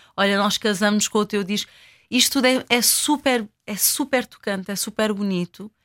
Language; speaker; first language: Portuguese; non-native, local second language; Kabuverdianu